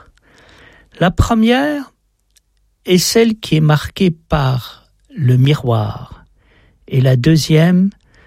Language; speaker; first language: French; native; French